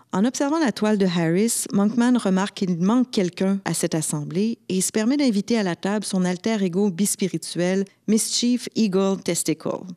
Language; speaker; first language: French; native; French